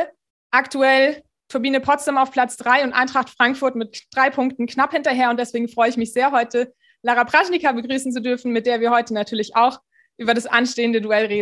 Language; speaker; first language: German; native; German